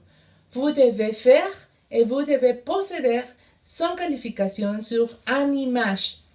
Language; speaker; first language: French; non-native, learner; Spanish